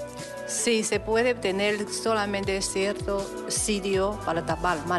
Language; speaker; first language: Spanish; non-native, learner; Chinese